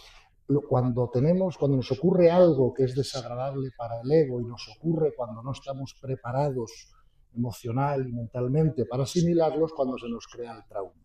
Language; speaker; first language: Spanish; native; Spanish